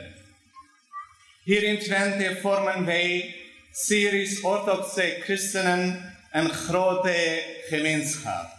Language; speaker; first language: Dutch; non-native, fluent; Turoyo